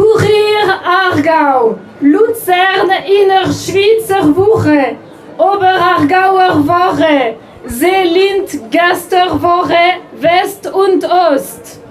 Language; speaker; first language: German; non-native, local second language; French